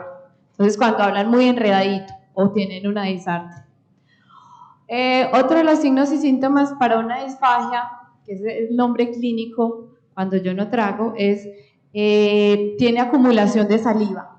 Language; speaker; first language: Spanish; native; Spanish